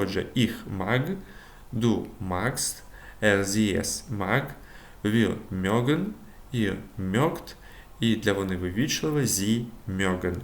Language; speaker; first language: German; non-native, fluent; Ukrainian